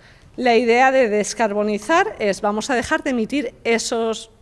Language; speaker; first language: Spanish; native; Spanish